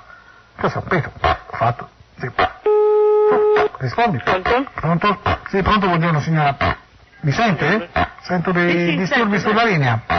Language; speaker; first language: Italian; native; Italian